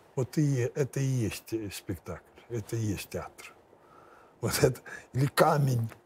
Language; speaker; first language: Russian; non-native, fluent; Lithuanian